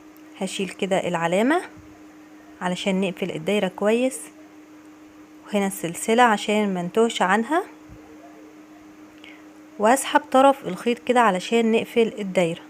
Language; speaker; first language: Arabic; native; Arabic